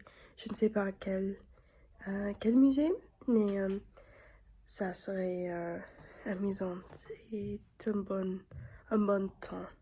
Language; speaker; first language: French; non-native, learner; English